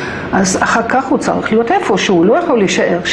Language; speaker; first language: Hebrew; non-native, fluent; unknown